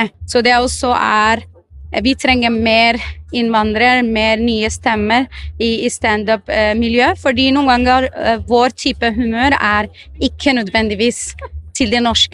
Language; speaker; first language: Norwegian; non-native, fluent; Arabic